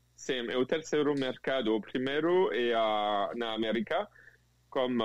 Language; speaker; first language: Portuguese; non-native, fluent; French